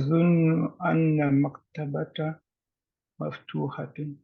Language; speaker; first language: Arabic; non-native, learner; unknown